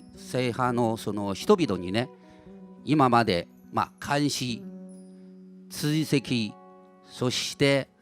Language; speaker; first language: Japanese; non-native, fluent; Chinese